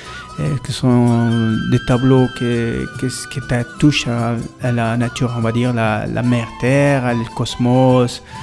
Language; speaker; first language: French; non-native, learner; Spanish